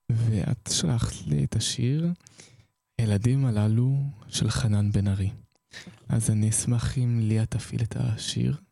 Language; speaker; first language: Hebrew; native; Hebrew